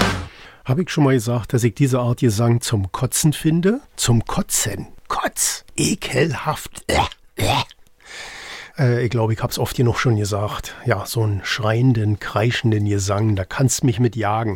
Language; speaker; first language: German; native; German